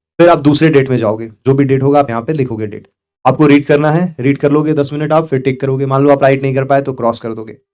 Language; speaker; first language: Hindi; native; Hindi